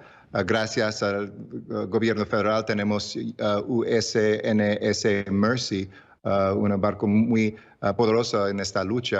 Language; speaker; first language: Spanish; early bilingual, heritage; English